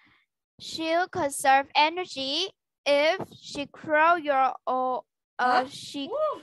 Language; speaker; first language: English; non-native, learner; Vietnamese